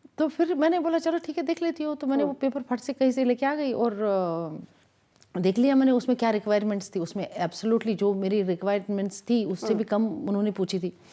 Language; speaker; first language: Hindi; non-native, local second language; Kashmiri